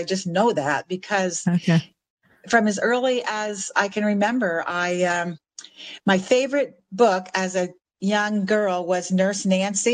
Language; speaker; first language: English; native; English